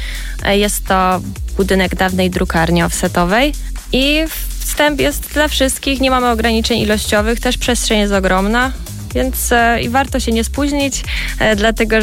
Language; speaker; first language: Polish; native; Polish